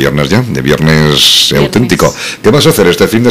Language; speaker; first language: Spanish; native; Spanish